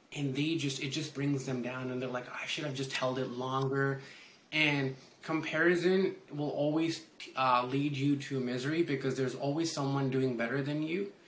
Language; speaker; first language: English; early bilingual, other home language; Hindi